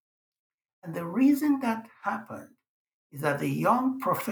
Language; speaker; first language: English; non-native, local second language; Igbo